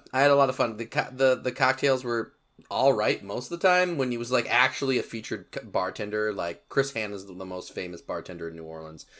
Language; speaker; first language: English; native; English